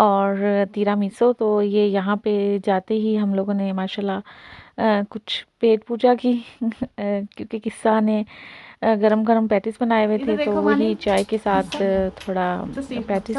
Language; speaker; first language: Hindi; native; Hindi